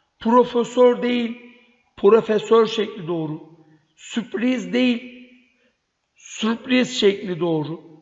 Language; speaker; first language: Turkish; native; Turkish